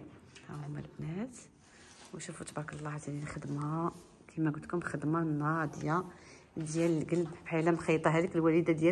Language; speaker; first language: Arabic; native; Arabic